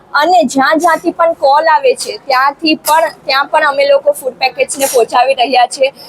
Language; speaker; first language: Gujarati; non-native, local second language; Sindhi